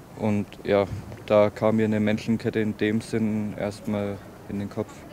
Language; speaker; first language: German; native; German